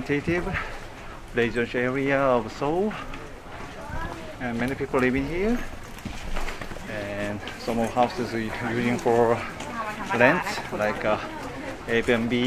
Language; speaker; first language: English; non-native, fluent; Korean